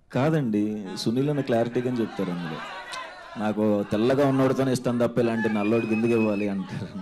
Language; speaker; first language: Telugu; native; Telugu